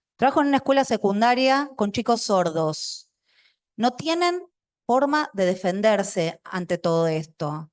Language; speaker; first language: Spanish; non-native, local second language; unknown